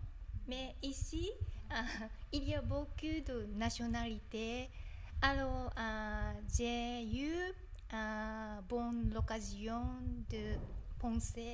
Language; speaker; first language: French; non-native, learner; Japanese